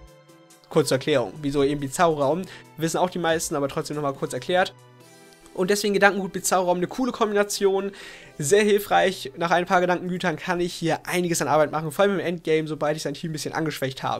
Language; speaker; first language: German; native; German